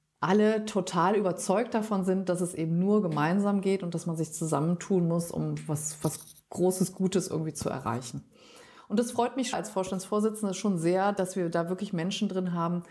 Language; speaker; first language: German; native; German